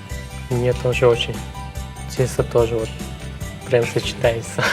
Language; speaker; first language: Russian; non-native, learner; Turkmen